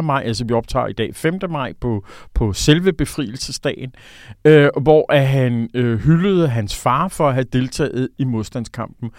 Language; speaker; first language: Danish; native; Danish